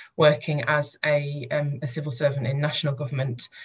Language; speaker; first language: English; native; English